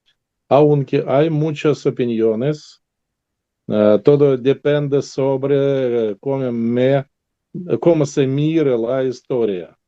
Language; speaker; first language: Spanish; non-native, learner; Russian